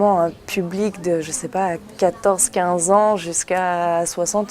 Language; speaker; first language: French; native; French